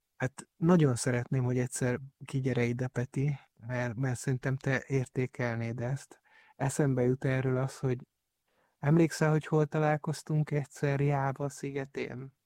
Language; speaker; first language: Hungarian; native; Hungarian